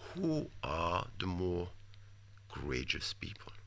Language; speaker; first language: English; non-native, fluent; French